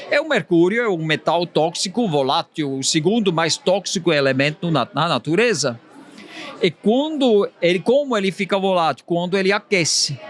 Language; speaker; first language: Portuguese; non-native, fluent; Swiss German